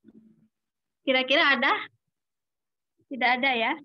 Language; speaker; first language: Indonesian; native; Indonesian